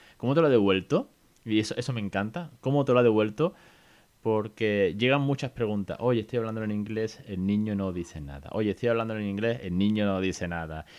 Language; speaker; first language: Spanish; native; Spanish